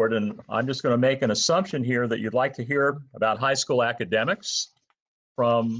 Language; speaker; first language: English; native; English